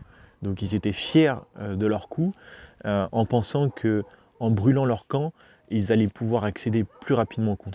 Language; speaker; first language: French; native; French